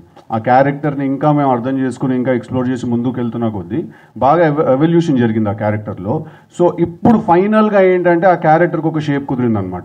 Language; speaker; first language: Telugu; native; Telugu